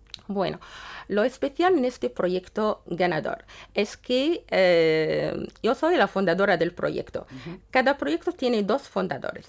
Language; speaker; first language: Spanish; non-native, fluent; Arabic